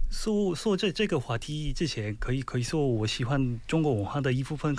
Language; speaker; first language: Chinese; non-native, fluent; Korean